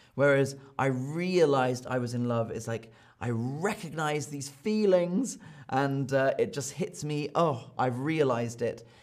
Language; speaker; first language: English; native; English